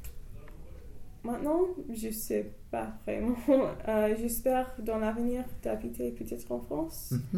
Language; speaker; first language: French; non-native, learner; English